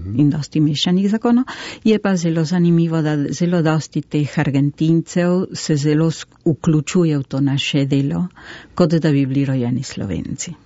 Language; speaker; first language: Slovenian; early bilingual, heritage; Slovenian